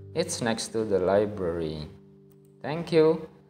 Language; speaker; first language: English; non-native, fluent; Indonesian